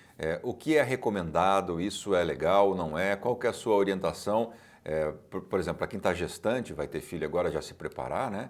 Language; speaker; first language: Portuguese; native; Portuguese